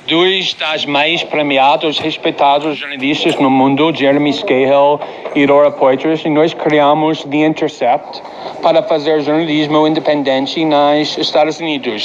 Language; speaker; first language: Portuguese; non-native, fluent; English